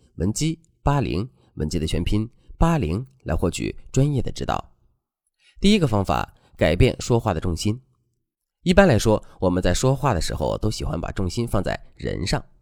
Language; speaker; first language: Chinese; native; Chinese